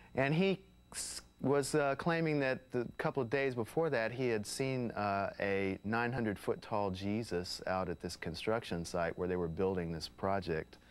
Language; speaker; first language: English; native; English